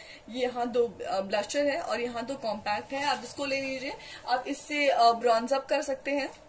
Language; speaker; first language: Hindi; native; Hindi